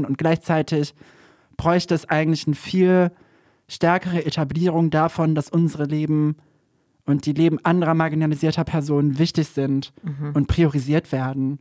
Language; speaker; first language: German; native; German